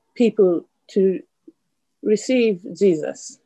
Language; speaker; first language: English; non-native, fluent; Japanese